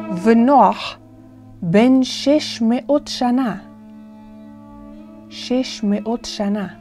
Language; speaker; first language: Hebrew; non-native, fluent; English